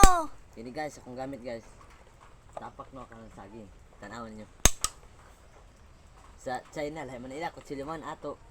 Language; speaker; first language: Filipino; non-native, local second language; Cebuano